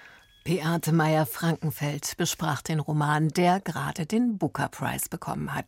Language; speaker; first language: German; native; German